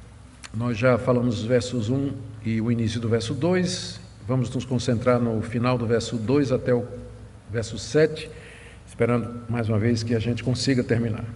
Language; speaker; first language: Portuguese; native; Portuguese